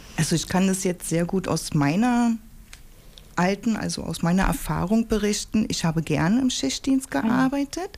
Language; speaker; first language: German; native; German